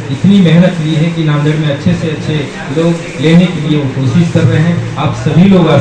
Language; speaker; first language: Hindi; non-native, local second language; Marathi